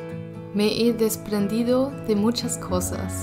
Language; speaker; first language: Spanish; non-native, learner; German